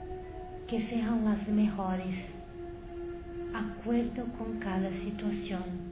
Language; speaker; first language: Spanish; non-native, fluent; Portuguese